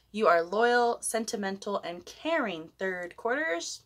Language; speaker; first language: English; native; English